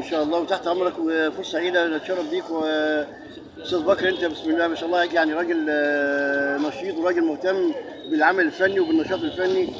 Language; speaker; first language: Arabic; native; Arabic